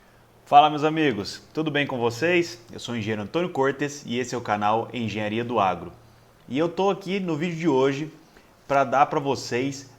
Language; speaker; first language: Portuguese; native; Portuguese